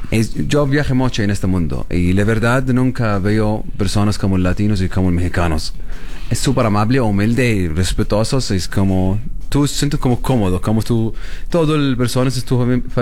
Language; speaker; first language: Spanish; non-native, learner; Arabic